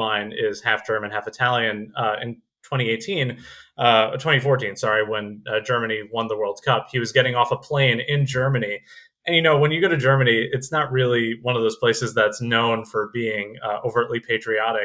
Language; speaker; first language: English; native; English